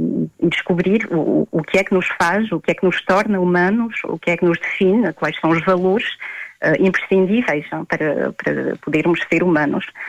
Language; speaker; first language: Portuguese; native; Portuguese